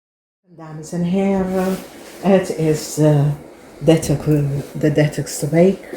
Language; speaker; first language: Dutch; non-native, fluent; English